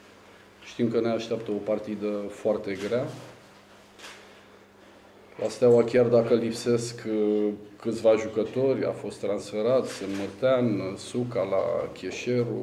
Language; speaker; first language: Romanian; native; Romanian